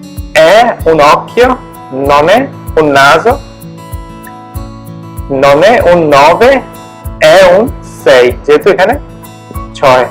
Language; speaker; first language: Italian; non-native, fluent; Bangla